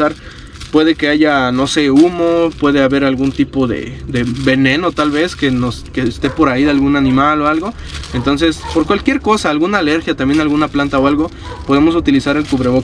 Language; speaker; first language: Spanish; native; Spanish